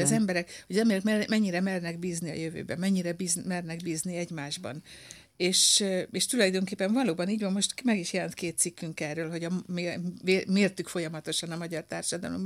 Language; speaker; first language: Hungarian; native; Hungarian